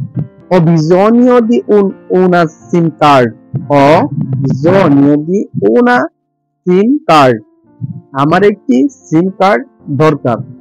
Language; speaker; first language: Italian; non-native, learner; Bangla